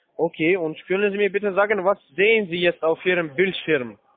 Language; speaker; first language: German; non-native, learner; Russian